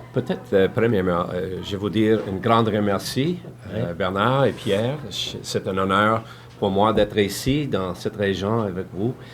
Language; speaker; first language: French; non-native, learner; English